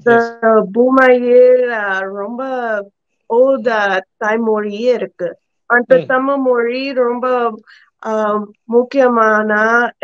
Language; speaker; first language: Tamil; non-native, learner; English